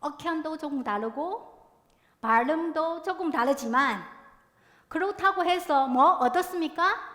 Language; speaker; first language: Korean; non-native, fluent; Chinese